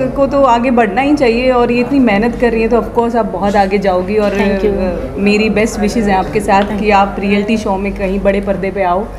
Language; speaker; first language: Hindi; native; Hindi